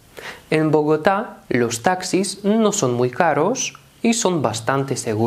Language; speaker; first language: Spanish; non-native, fluent; Polish